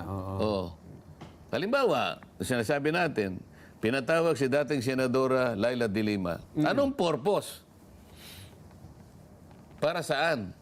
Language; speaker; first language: Filipino; native; Filipino